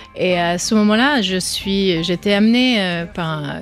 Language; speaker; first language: French; non-native, fluent; English